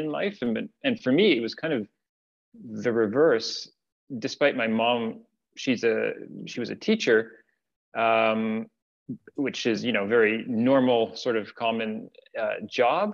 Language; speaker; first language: English; native; English